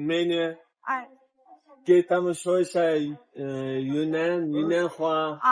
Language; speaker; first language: Chinese; non-native, local second language; Uyghur